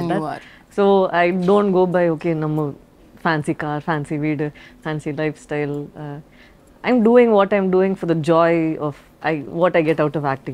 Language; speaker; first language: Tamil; non-native, local second language; Badaga